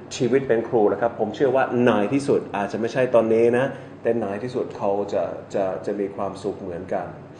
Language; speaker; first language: Thai; non-native, fluent; English